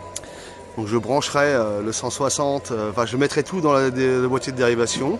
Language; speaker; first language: French; native; French